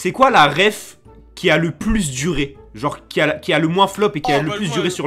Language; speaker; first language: French; native; French